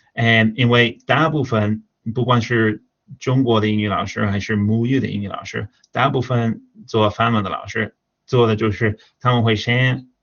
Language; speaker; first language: Chinese; non-native, fluent; English